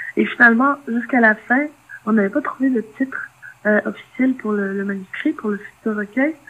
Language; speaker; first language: French; non-native, local second language; Innu-aimun